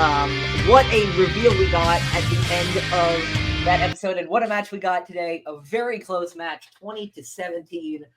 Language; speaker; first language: English; native; English